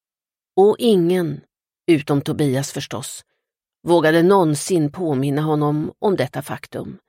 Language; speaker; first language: Swedish; native; Swedish